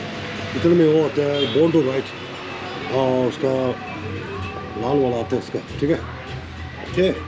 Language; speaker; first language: Hindi; non-native, local second language; Tibetan